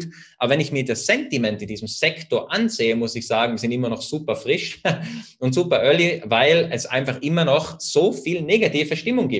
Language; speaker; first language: German; native; German